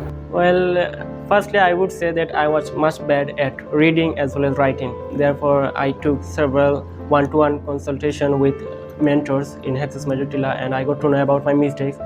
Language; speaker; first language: English; non-native, local second language; Bangla